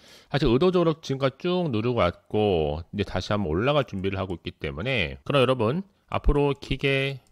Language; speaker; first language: Korean; native; Korean